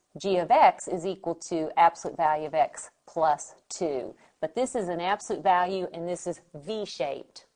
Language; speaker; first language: English; native; English